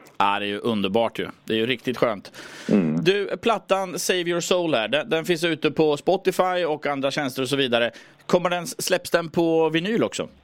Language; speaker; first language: Swedish; native; Swedish